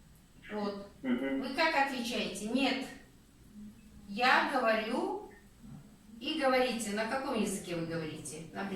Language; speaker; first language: Russian; non-native, local second language; Kazakh